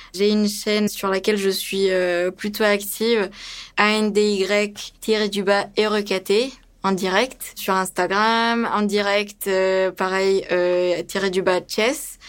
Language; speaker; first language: French; early bilingual, other home language; Romanian